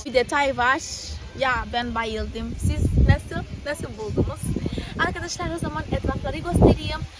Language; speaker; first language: Turkish; early bilingual, heritage; Turkish